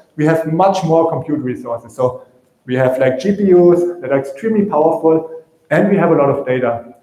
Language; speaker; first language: English; non-native, fluent; German